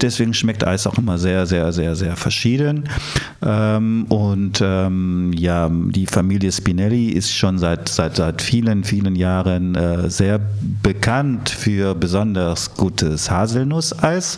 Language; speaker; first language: German; early bilingual, other home language; Italian